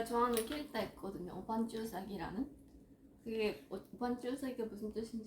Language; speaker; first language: Korean; non-native, fluent; Japanese